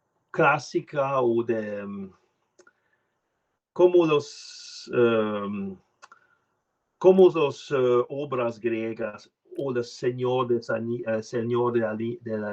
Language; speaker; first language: Spanish; non-native, learner; French